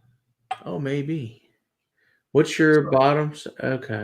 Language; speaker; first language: English; native; English